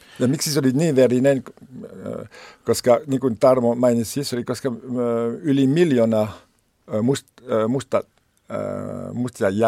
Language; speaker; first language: Finnish; non-native, learner; French